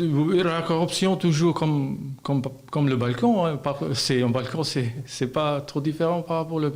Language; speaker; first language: French; non-native, learner; Albanian